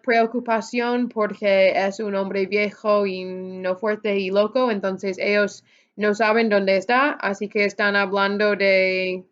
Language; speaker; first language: Spanish; non-native, fluent; English